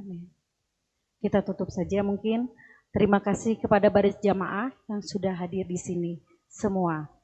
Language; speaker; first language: Indonesian; native; Indonesian